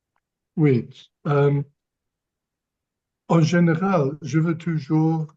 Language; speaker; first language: French; non-native, fluent; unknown